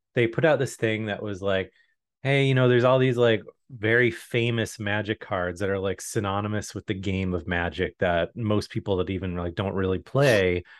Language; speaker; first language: English; native; English